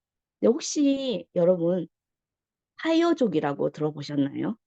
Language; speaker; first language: Korean; native; Korean